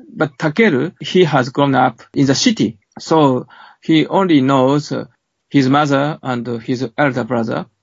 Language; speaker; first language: English; non-native, fluent; Japanese